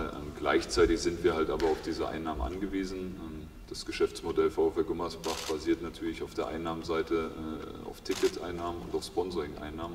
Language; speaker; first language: German; native; German